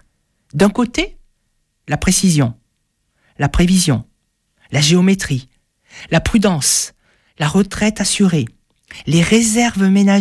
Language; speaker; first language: French; native; French